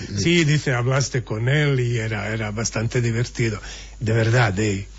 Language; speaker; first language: Spanish; non-native, fluent; Bosnian